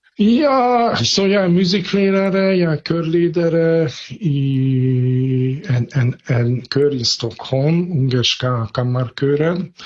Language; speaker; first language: Swedish; non-native, fluent; Hungarian